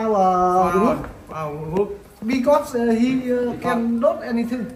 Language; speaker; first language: English; non-native, learner; Vietnamese